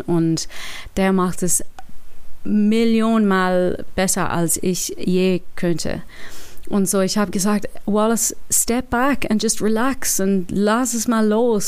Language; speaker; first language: German; non-native, learner; English